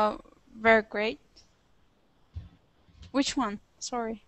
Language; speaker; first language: English; non-native, learner; Russian